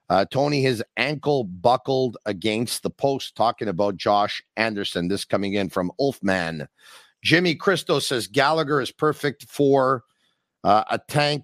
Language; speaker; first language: English; native; English